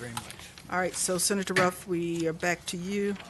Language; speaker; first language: English; native; English